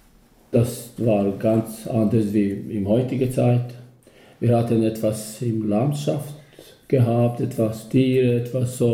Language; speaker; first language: German; non-native, learner; Albanian